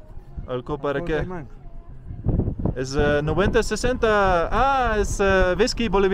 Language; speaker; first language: Spanish; non-native, learner; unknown